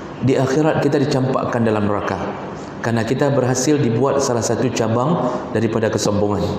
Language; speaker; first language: Malay; non-native, local second language; Achinese